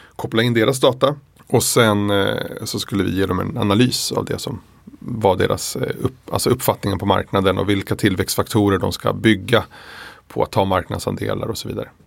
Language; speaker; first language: Swedish; early bilingual, other home language; Spanish